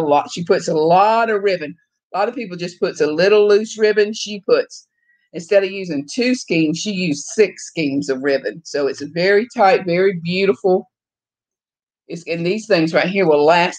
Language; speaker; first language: English; native; English